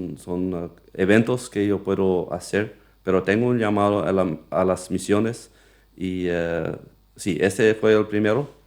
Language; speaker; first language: Spanish; non-native, local second language; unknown